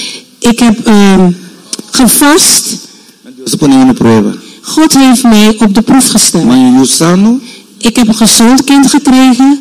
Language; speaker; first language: Dutch; non-native, local second language; Papiamento